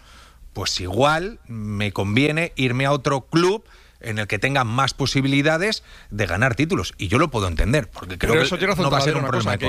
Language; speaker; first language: Spanish; native; Spanish